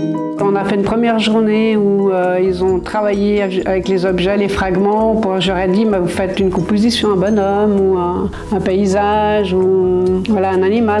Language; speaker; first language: French; native; French